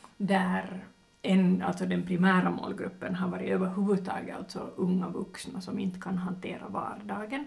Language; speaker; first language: Swedish; native; Swedish